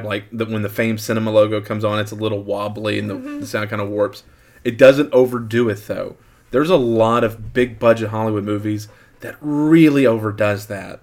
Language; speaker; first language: English; native; English